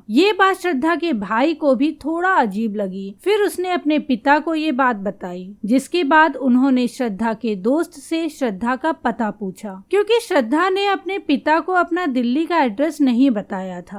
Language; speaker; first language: Hindi; native; Hindi